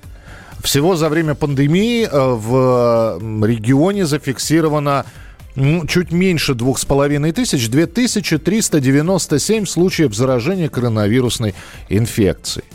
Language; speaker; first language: Russian; native; Russian